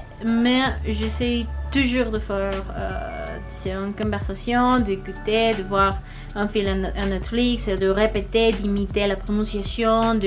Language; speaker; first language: French; non-native, learner; Spanish